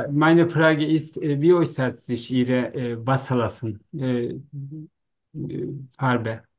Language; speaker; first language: German; non-native, learner; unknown